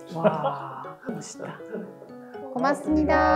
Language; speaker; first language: Korean; non-native, fluent; Japanese